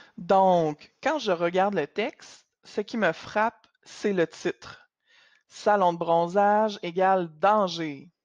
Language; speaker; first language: French; native; French